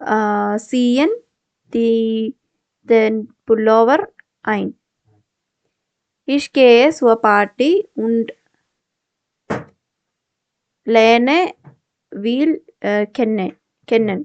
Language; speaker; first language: German; non-native, learner; Malayalam